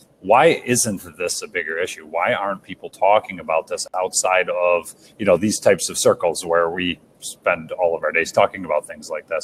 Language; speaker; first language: English; native; English